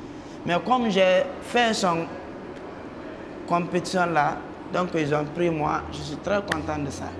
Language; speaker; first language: French; non-native, local second language; Mandingo